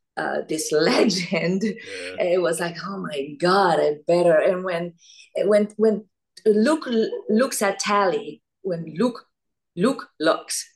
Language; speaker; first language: English; non-native, fluent; Italian